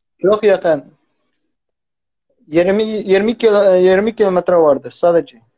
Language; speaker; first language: Turkish; non-native, learner; Arabic